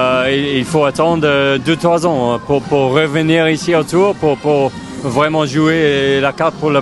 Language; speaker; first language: French; non-native, fluent; English